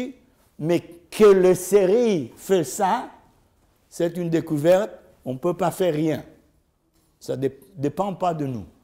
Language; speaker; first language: French; non-native, learner; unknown